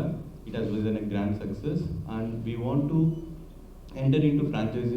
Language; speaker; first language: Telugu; native; Telugu